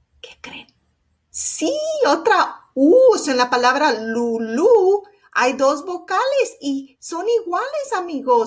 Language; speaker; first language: Spanish; early bilingual, heritage; Spanish